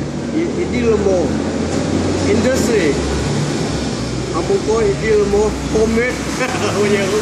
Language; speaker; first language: French; non-native, learner; Vietnamese